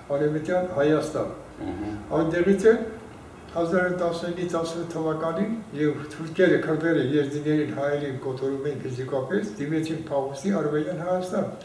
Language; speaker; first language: Armenian; non-native, local second language; Kurdish